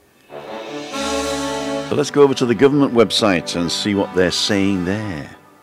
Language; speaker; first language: English; native; English